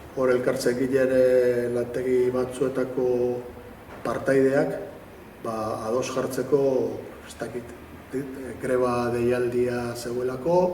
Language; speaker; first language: Basque; native; Basque